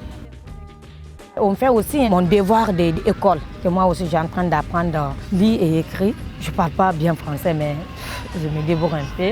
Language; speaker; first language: French; non-native, learner; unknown